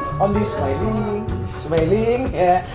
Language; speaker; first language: English; non-native, learner; Indonesian